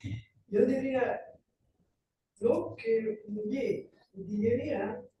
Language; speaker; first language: Spanish; non-native, fluent; German